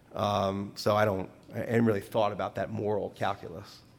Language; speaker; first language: English; native; English